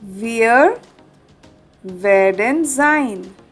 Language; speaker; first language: German; non-native, fluent; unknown